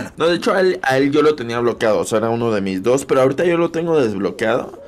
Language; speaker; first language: Spanish; native; Spanish